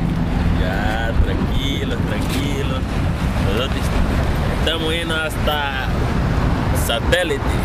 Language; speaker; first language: Spanish; non-native, learner; Portuguese